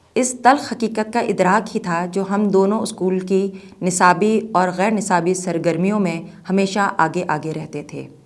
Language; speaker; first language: Urdu; native; Urdu